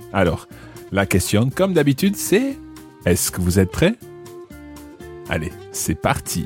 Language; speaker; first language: French; non-native, fluent; English